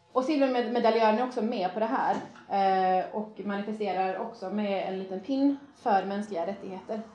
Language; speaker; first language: Swedish; early bilingual, other home language; Persian